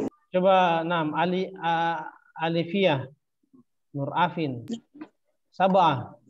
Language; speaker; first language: Arabic; non-native, fluent; Indonesian